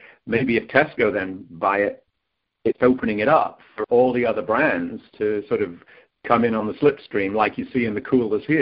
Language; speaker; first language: English; native; English